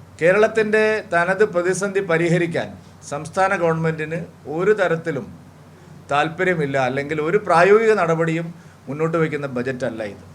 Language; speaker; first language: Malayalam; native; Malayalam